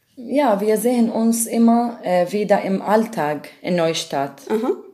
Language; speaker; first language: German; non-native, learner; Arabic